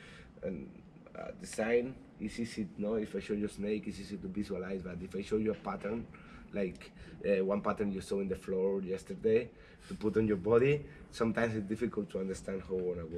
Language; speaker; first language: English; non-native, learner; Spanish